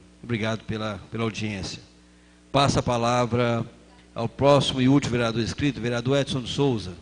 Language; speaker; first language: Portuguese; native; Portuguese